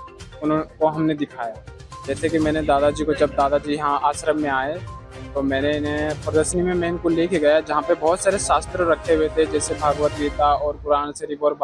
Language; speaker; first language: Hindi; native; Hindi